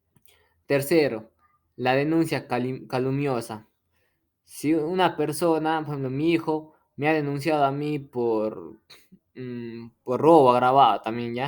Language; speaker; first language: Spanish; native; Spanish